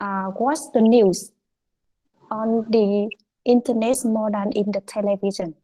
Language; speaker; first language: English; non-native, fluent; Vietnamese